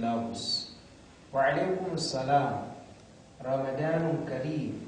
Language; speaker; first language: Arabic; non-native, fluent; Hausa